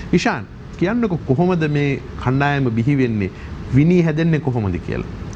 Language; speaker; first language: Sinhala; native; Sinhala